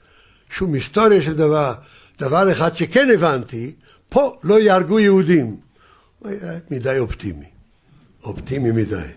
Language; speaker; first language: Hebrew; early bilingual, other home language; Yiddish